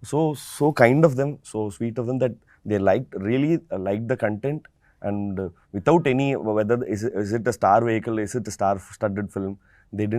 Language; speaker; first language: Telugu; non-native, fluent; Tamil